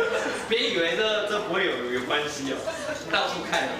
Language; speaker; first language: Chinese; native; Chinese